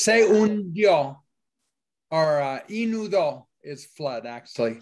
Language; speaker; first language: Spanish; non-native, fluent; English